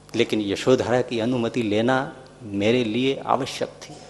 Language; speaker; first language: Hindi; non-native, local second language; Gujarati